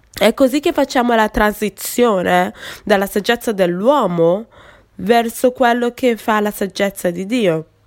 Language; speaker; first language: Italian; non-native, fluent; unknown